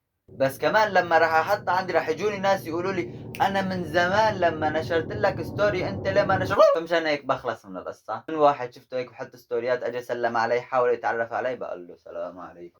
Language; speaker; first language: Arabic; native; Arabic